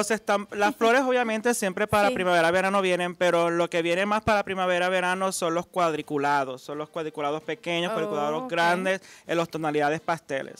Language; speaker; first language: Spanish; native; Spanish